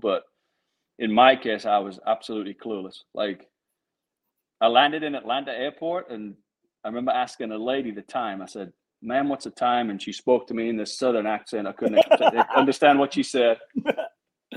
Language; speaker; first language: English; native; English